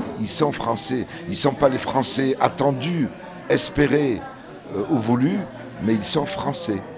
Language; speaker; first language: French; early bilingual, other home language; Kabyle